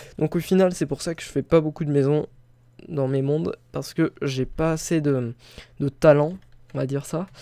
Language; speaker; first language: French; native; French